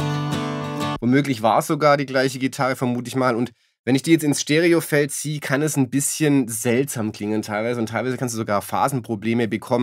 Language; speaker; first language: German; native; German